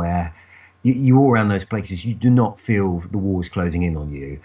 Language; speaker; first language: English; native; English